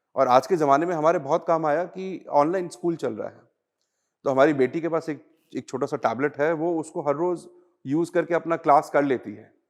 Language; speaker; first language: Hindi; native; Hindi